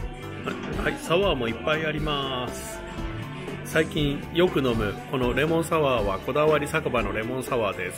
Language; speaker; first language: Japanese; native; Japanese